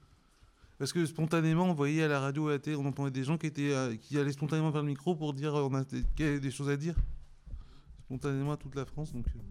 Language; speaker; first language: French; native; French